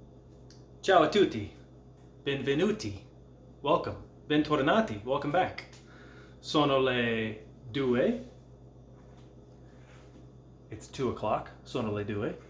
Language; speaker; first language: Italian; non-native, fluent; English